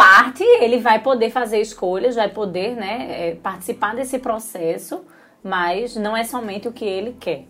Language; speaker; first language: Portuguese; native; Portuguese